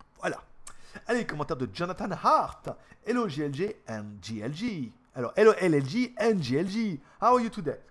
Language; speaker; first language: French; native; French